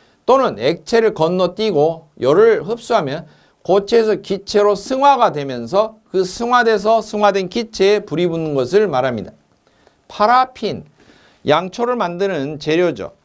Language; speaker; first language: Korean; native; Korean